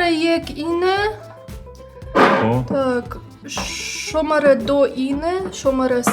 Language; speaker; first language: Persian; non-native, learner; Russian